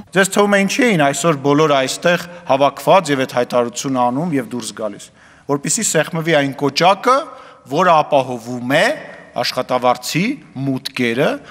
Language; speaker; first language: Armenian; native; Armenian